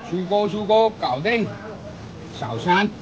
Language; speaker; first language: Chinese; non-native, local second language; Cantonese